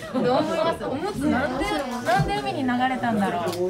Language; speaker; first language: Japanese; native; Japanese